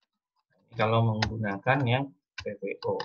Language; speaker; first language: Indonesian; native; Indonesian